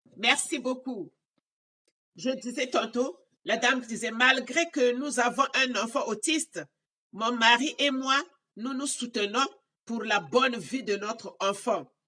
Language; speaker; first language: French; non-native, local second language; Lingala